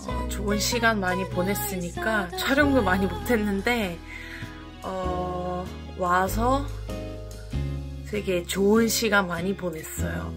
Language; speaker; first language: Korean; non-native, fluent; French